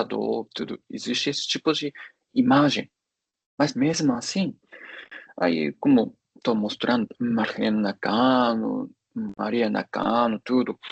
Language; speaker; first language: Portuguese; non-native, fluent; Japanese